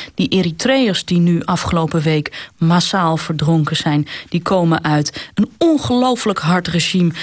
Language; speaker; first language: Dutch; native; Dutch